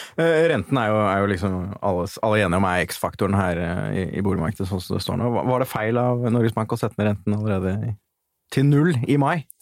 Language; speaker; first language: Norwegian; native; Norwegian